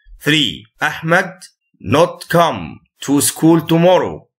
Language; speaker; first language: English; non-native, fluent; Arabic